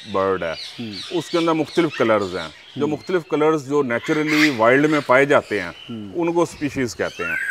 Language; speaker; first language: Urdu; native; Urdu